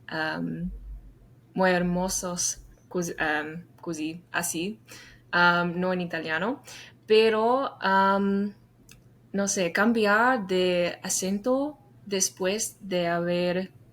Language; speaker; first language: Spanish; non-native, fluent; English